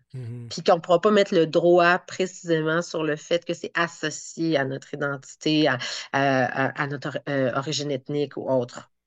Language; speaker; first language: French; native; French